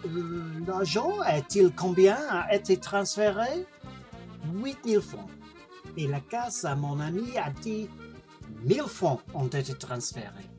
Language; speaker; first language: French; non-native, learner; English